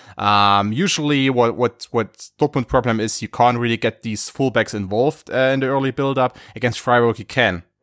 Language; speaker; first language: English; non-native, fluent; German